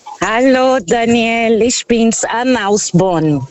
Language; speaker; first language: German; non-native, fluent; Portuguese